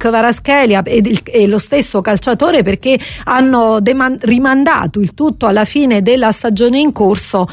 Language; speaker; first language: Italian; native; Italian